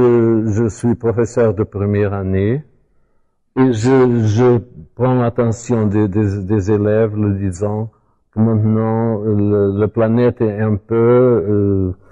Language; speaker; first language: French; non-native, fluent; Portuguese